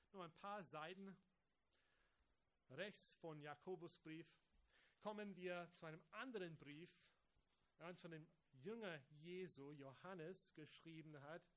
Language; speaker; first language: German; non-native, fluent; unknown